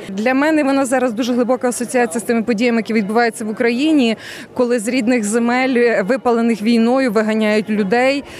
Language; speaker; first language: Ukrainian; native; Ukrainian